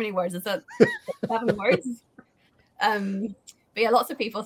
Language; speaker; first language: English; native; English